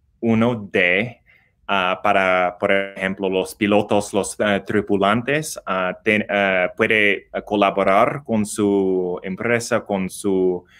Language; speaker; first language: Spanish; non-native, learner; English